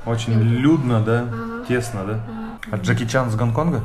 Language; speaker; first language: Russian; native; Russian